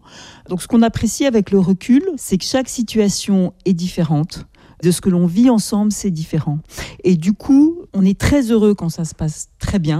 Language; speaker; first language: French; native; French